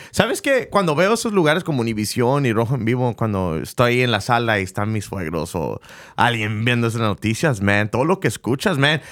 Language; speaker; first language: Spanish; early bilingual, heritage; Spanish